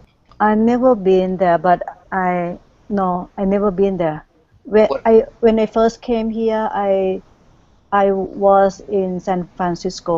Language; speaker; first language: English; non-native, learner; Thai